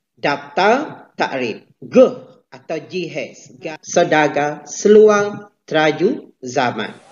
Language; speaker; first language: Malay; native; Malay